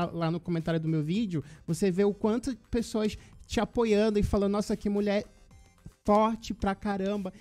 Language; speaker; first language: Portuguese; native; Portuguese